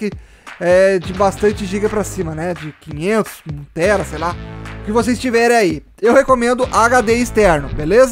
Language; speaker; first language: Portuguese; native; Portuguese